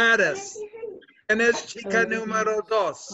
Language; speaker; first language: Spanish; non-native, fluent; English